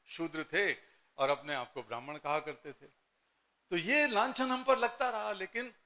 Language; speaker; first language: Hindi; native; Hindi